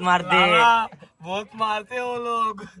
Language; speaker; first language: Hindi; non-native, local second language; Marathi